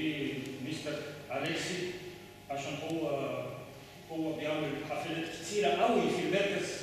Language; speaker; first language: Arabic; non-native, learner; Russian